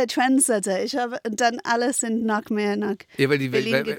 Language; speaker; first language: German; non-native, fluent; English